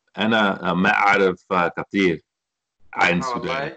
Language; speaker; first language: Arabic; non-native, learner; English